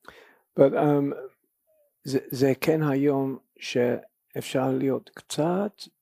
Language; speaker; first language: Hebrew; non-native, fluent; English